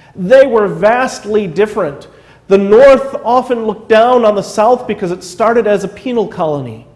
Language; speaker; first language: English; native; English